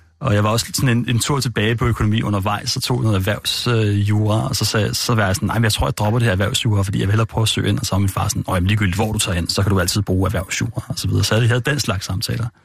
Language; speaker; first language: Danish; native; Danish